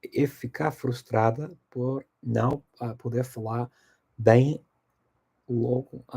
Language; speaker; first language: Portuguese; non-native, fluent; English